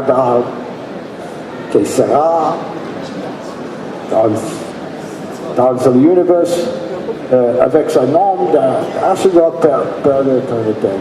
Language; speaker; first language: French; non-native, learner; English